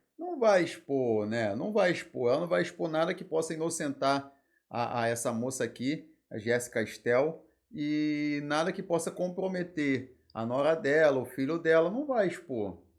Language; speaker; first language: Portuguese; native; Portuguese